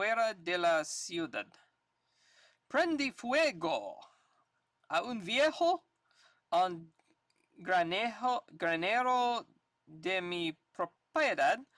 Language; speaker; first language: Spanish; non-native, learner; English